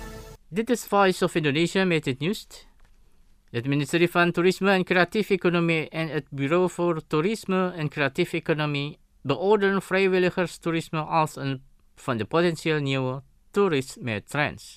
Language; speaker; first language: Dutch; non-native, fluent; Indonesian